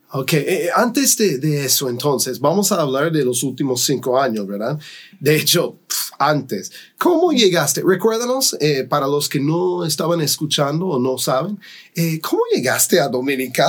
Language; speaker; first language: Spanish; non-native, fluent; English